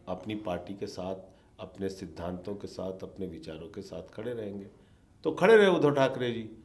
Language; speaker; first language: Hindi; native; Hindi